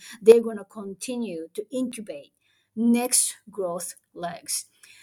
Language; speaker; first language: English; non-native, fluent; Japanese